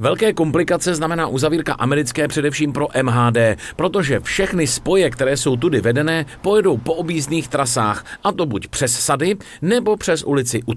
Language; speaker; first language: Czech; native; Czech